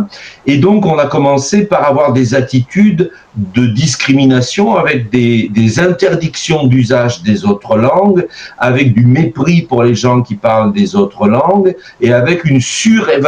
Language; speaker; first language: French; native; French